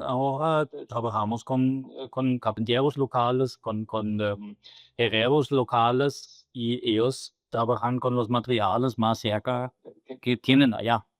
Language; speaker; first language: Spanish; non-native, fluent; German